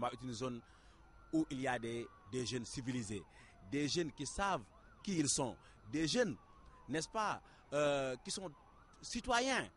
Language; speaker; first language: French; non-native, local second language; Wolof